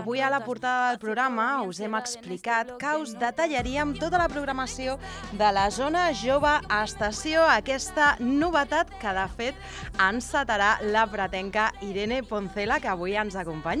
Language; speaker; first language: Catalan; native; Catalan